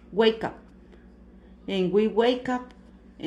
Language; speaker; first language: English; non-native, learner; Spanish